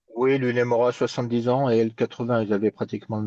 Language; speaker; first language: French; native; French